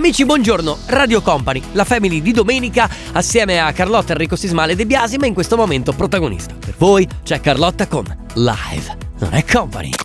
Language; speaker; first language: Italian; native; Italian